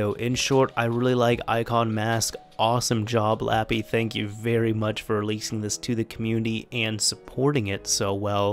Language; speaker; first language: English; native; English